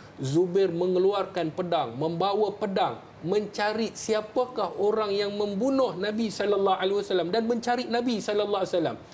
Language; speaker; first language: Malay; native; Malay